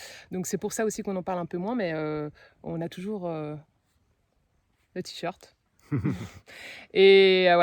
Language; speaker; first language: French; native; French